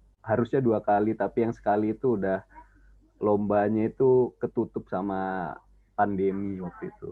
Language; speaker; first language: Indonesian; native; Indonesian